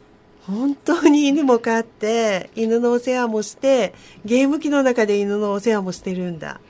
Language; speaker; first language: Japanese; native; Japanese